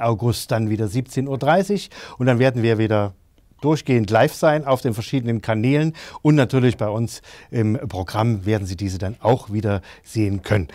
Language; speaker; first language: German; native; German